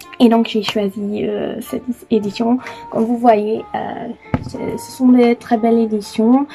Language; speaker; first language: French; non-native, learner; Dutch